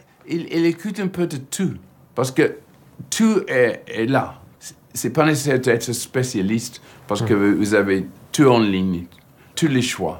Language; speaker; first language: French; non-native, fluent; English